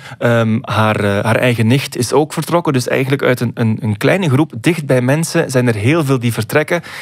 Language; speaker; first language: Dutch; native; Dutch